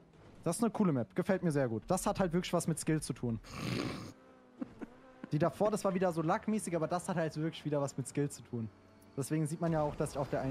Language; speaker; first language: German; native; German